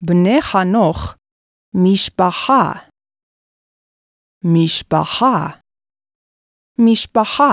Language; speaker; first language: Hebrew; non-native, fluent; English